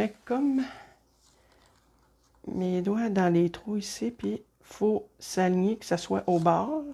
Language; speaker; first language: French; native; French